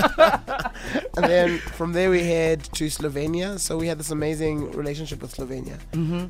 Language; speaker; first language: English; non-native, local second language; Zulu